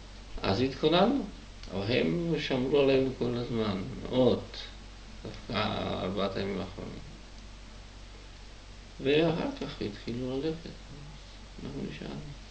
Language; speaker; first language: Hebrew; non-native, fluent; Czech